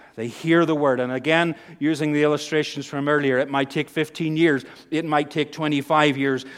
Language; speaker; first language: English; native; English